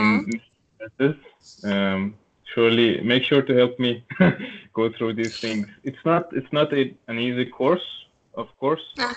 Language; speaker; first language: English; non-native, local second language; Turkish